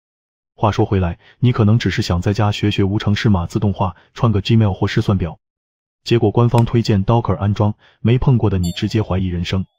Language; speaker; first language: Chinese; native; Chinese